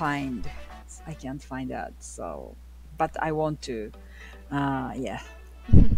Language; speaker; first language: English; non-native, learner; Japanese